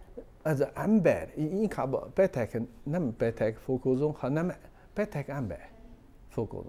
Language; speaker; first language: Hungarian; non-native, learner; Chinese